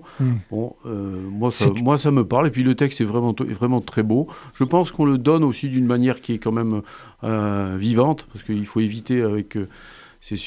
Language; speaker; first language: French; native; French